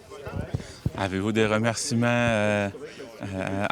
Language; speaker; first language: French; native; French